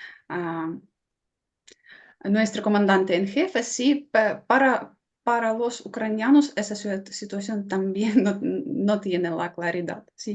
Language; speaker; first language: Spanish; non-native, fluent; Ukrainian